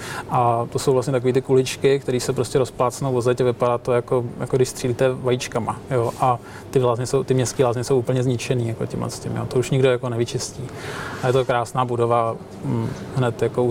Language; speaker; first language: Czech; native; Czech